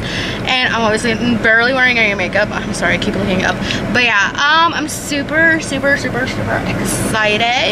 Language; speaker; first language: English; early bilingual, other home language; Spanish